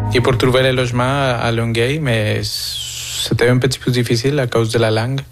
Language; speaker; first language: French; non-native, fluent; Spanish